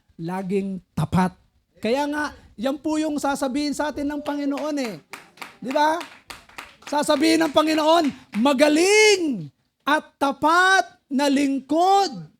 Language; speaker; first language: Filipino; non-native, local second language; Pampanga